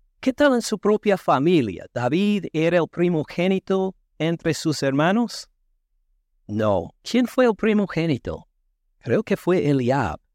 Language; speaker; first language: Spanish; non-native, fluent; English